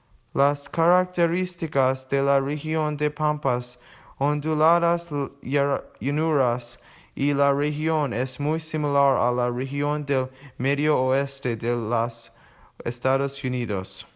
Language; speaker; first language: Spanish; non-native, learner; English